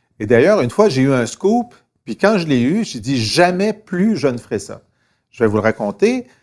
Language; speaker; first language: French; native; French